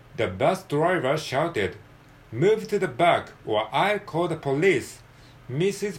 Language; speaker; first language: English; non-native, learner; Japanese